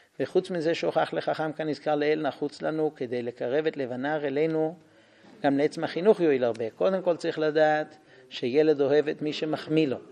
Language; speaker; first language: Hebrew; non-native, fluent; English